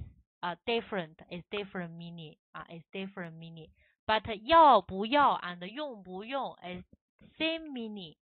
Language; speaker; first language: English; non-native, learner; Chinese